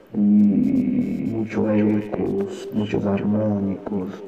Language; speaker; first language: Spanish; non-native, learner; Portuguese